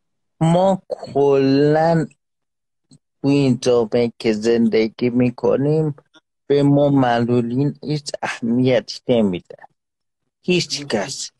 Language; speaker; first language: Persian; non-native, local second language; Azerbaijani